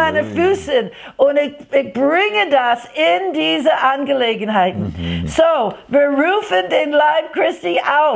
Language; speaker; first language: German; non-native, fluent; English